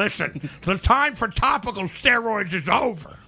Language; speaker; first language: English; native; English